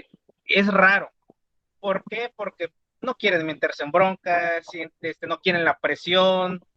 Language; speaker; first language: Spanish; native; Spanish